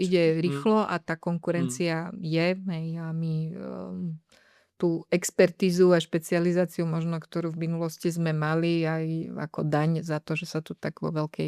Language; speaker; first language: Slovak; native; Slovak